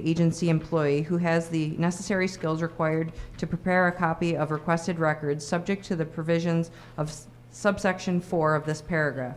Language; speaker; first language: English; native; English